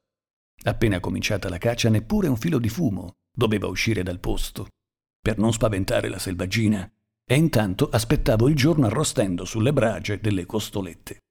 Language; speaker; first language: Italian; native; Italian